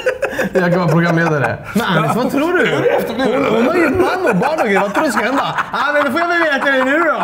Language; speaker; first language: Swedish; native; Swedish